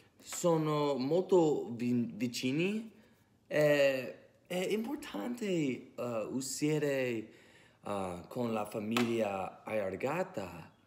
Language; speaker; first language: Italian; early bilingual, heritage; English